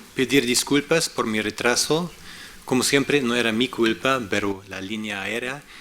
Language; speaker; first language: Spanish; non-native, fluent; German